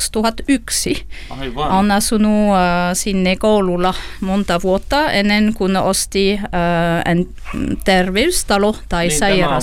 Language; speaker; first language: Finnish; non-native, learner; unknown